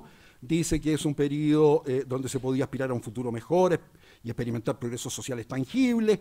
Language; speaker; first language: Spanish; native; Spanish